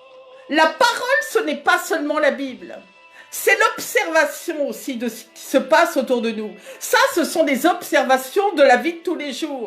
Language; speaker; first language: French; native; French